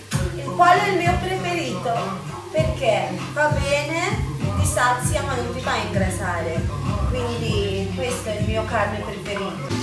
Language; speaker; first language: Italian; early bilingual, other home language; Filipino